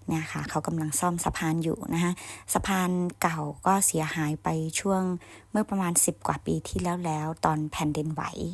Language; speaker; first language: Thai; non-native, local second language; Khün